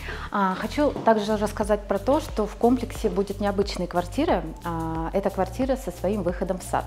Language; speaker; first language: Russian; native; Russian